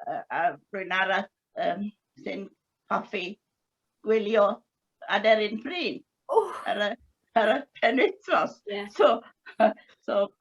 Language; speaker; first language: Welsh; non-native, learner; English